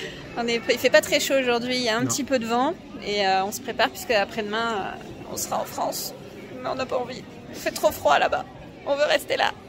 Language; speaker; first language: French; native; French